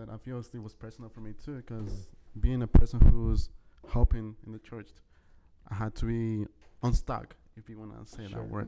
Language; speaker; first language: English; early bilingual, other home language; Spanish